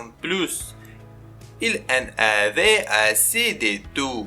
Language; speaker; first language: French; non-native, fluent; Ukrainian